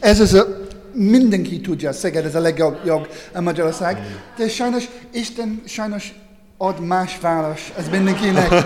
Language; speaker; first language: Hungarian; non-native, learner; English